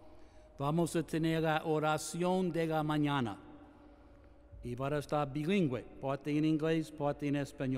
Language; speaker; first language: Spanish; non-native, fluent; English